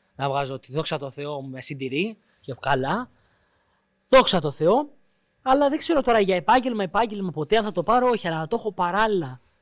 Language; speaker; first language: Greek; native; Greek